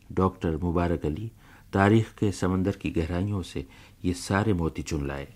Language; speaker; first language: Urdu; native; Urdu